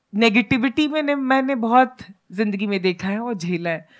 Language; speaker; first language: Hindi; native; Hindi